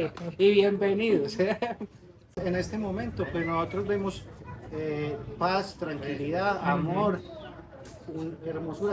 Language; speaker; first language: Spanish; native; Spanish